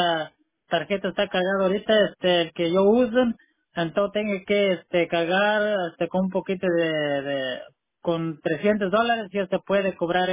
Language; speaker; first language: Spanish; non-native, local second language; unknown